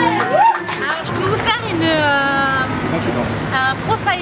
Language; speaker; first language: French; native; French